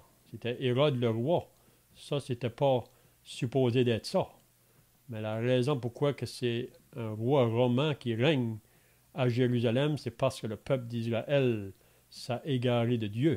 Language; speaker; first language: French; native; French